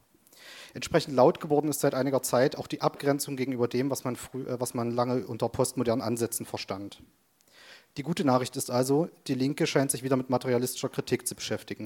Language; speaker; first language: German; native; German